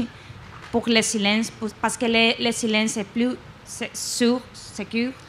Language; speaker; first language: French; non-native, learner; Spanish